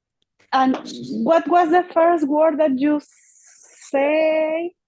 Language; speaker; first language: English; non-native, learner; Spanish